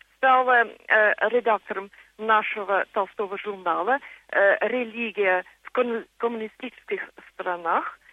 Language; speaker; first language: Russian; non-native, fluent; English